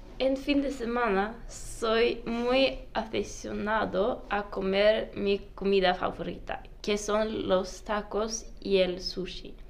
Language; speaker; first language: Spanish; non-native, learner; Norwegian